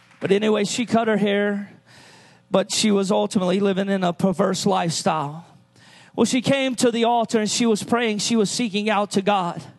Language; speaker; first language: English; native; English